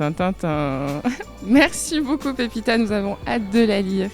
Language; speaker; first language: French; native; French